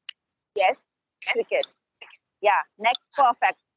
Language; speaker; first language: Hindi; native; Hindi